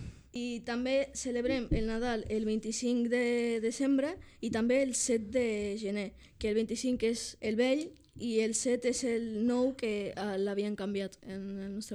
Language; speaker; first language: Catalan; early bilingual, other home language; Georgian